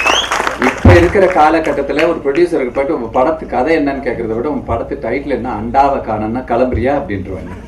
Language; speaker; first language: Tamil; native; Tamil